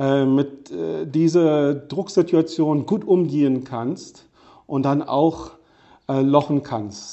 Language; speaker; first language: German; non-native, fluent; English